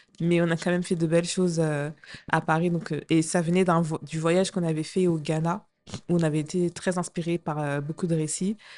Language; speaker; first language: French; native; French